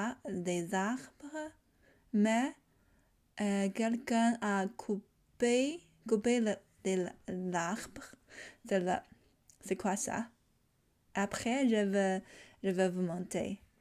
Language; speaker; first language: French; non-native, learner; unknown